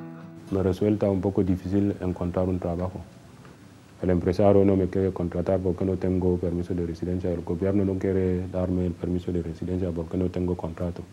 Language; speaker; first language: Spanish; non-native, fluent; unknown